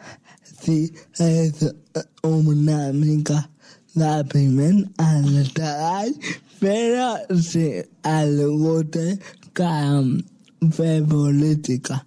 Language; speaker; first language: Catalan; non-native, local second language; Spanish